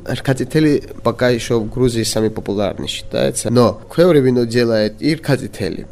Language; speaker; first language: Russian; non-native, local second language; Georgian